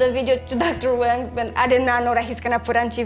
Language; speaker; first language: English; non-native, fluent; Romanian